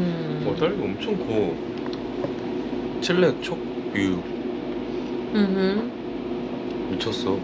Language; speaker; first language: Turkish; non-native, learner; Korean